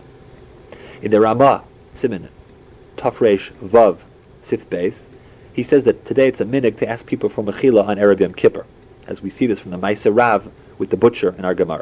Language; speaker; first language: English; native; English